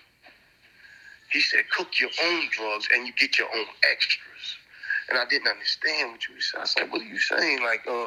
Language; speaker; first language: English; native; English